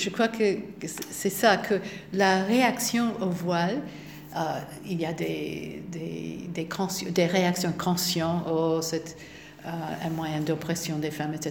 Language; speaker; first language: French; non-native, fluent; English